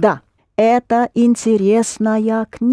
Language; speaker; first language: Russian; non-native, fluent; English